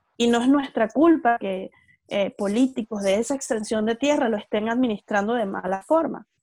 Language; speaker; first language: Spanish; native; Spanish